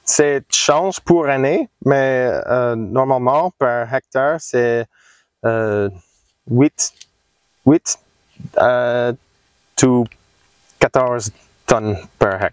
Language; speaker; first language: French; non-native, learner; English